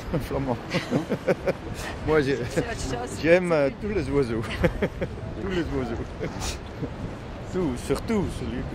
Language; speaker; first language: French; non-native, learner; Dutch